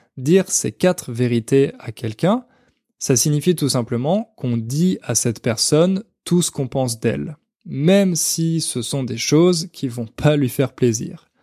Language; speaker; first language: French; native; French